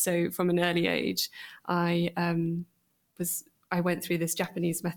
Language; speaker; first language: English; native; English